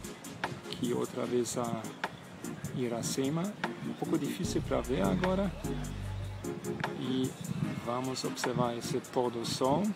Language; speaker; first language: Portuguese; non-native, fluent; German